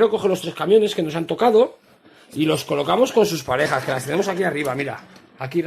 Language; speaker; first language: Spanish; native; Spanish